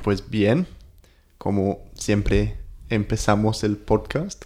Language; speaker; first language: Spanish; non-native, fluent; English